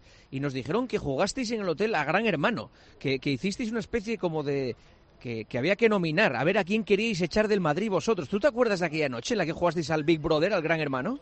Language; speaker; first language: Spanish; native; Spanish